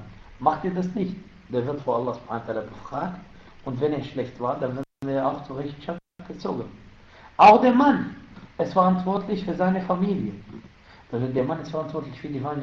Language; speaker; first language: German; non-native, fluent; Arabic